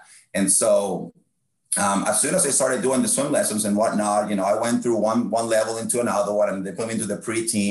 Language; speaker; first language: English; non-native, fluent; Spanish